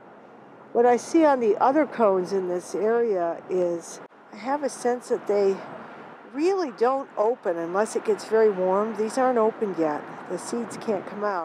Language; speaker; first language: English; native; English